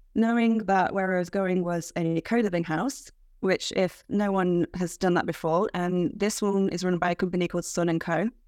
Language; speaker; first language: English; native; English